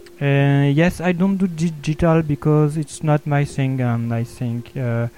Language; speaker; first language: English; non-native, learner; French